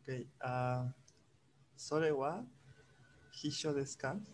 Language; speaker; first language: Japanese; non-native, learner; Spanish